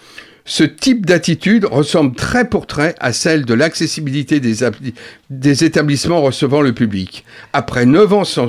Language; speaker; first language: French; native; French